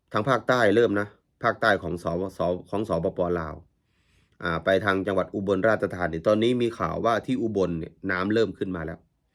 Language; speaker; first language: Thai; native; Thai